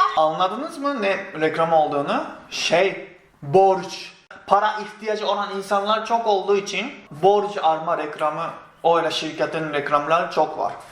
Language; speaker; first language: Turkish; non-native, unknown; Japanese